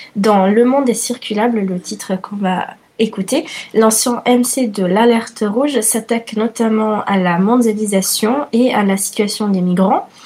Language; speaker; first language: French; non-native, fluent; Italian